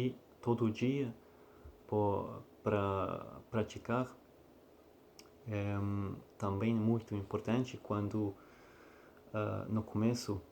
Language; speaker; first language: Portuguese; non-native, learner; Russian